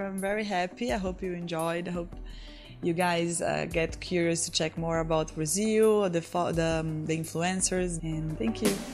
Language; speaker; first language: English; non-native, fluent; Portuguese